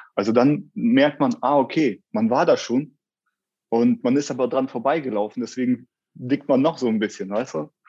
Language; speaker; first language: German; early bilingual, other home language; Russian